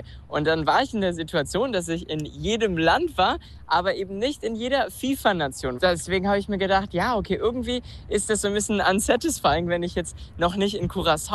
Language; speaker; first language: German; native; German